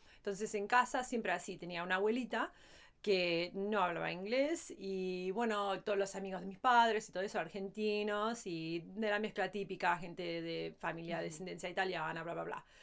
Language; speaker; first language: Spanish; early bilingual, heritage; Spanish